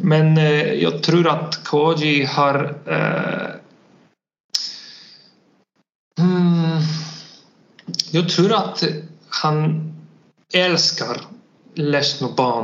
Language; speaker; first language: Swedish; non-native, learner; Polish